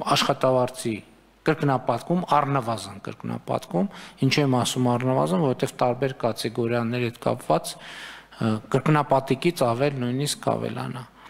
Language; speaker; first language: Armenian; native; Armenian